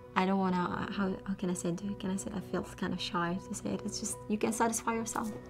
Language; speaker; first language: English; non-native, fluent; Arabic